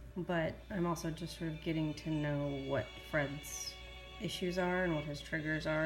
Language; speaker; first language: English; native; English